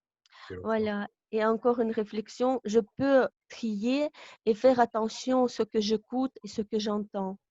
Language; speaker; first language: French; non-native, fluent; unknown